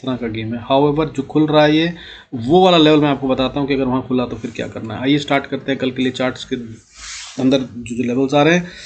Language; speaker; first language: Hindi; native; Hindi